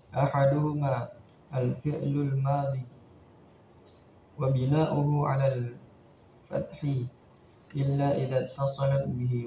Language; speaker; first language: Arabic; non-native, learner; Indonesian